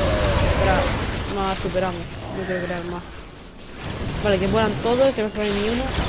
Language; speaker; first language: Spanish; native; Spanish